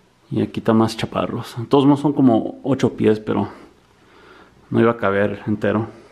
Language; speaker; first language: Spanish; early bilingual, heritage; Spanish